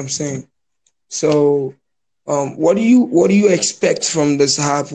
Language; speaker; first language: English; non-native, local second language; Yoruba